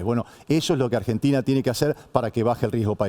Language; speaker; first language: Spanish; native; Spanish